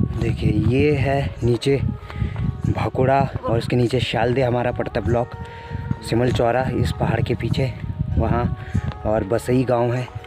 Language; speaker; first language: Hindi; non-native, local second language; Garhwali